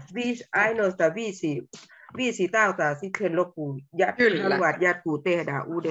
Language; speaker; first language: Finnish; non-native, learner; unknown